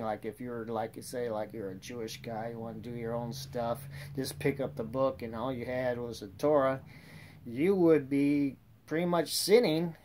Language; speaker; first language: English; native; English